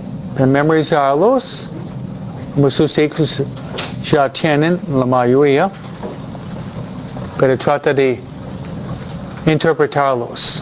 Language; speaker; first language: Spanish; non-native, fluent; English